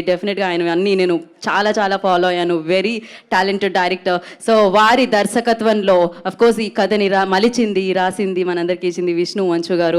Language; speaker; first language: Telugu; native; Telugu